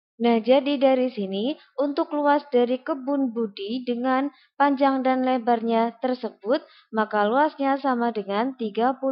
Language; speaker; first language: Indonesian; native; Indonesian